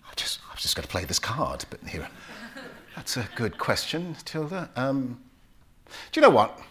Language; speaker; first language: English; native; English